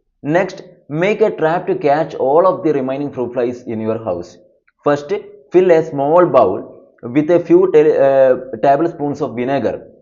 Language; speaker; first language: English; non-native, local second language; Malayalam